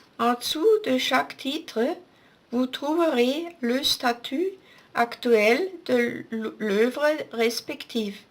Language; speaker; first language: French; non-native, fluent; German